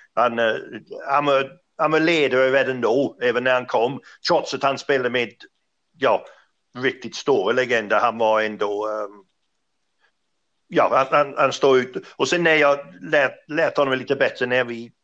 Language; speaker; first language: Swedish; non-native, fluent; English